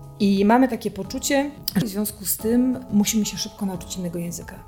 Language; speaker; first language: Polish; native; Polish